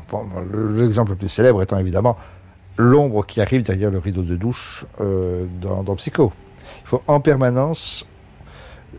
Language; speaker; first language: French; native; French